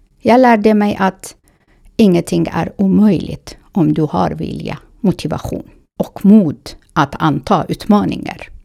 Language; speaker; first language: Swedish; non-native, fluent; Kurdish